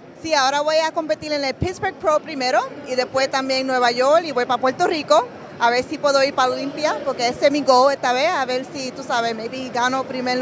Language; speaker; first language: Spanish; early bilingual, heritage; Spanish